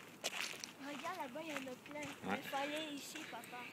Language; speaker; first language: French; early bilingual, other home language; Polish